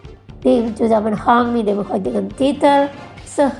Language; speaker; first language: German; non-native, learner; Indonesian